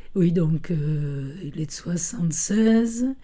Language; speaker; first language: French; early bilingual, other home language; Italian